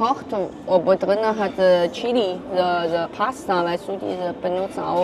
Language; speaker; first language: German; non-native, learner; Chinese